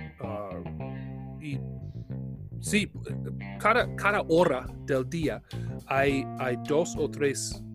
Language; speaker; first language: Spanish; non-native, learner; English